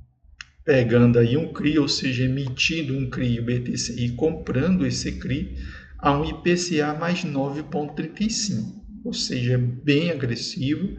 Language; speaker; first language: Portuguese; native; Portuguese